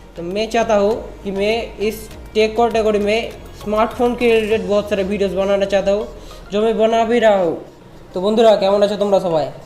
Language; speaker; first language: Hindi; non-native, local second language; Bangla